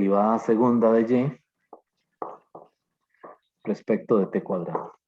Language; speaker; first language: Spanish; native; Spanish